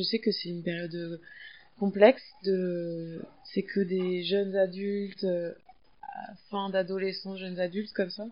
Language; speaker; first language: French; native; French